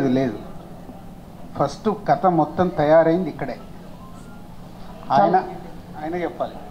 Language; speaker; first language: Telugu; native; Telugu